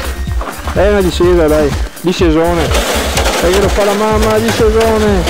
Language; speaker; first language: Italian; native; Italian